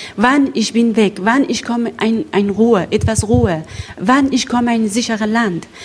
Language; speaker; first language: German; non-native, learner; Persian